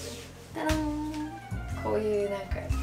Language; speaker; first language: Japanese; non-native, fluent; English